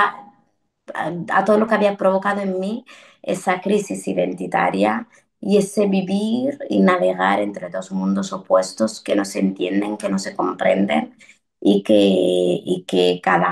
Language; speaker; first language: Spanish; early bilingual, other home language; Arabic